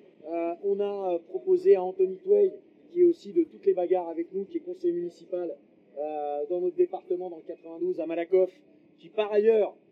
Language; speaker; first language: French; native; French